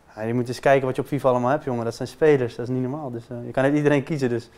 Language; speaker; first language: Dutch; native; Dutch